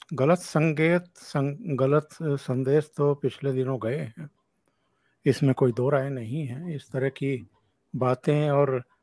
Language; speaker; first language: Hindi; native; Hindi